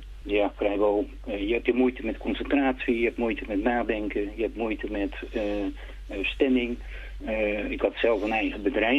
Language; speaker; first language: Dutch; native; Dutch